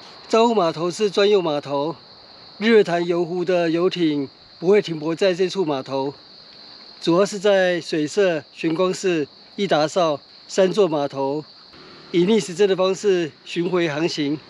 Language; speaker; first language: Chinese; native; Chinese